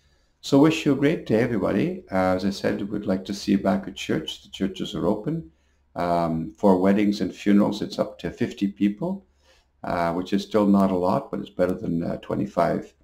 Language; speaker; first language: English; native; English